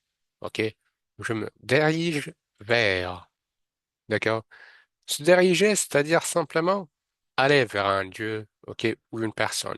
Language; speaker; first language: French; non-native, fluent; Arabic